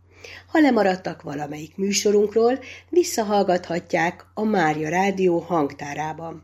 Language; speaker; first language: Hungarian; native; Hungarian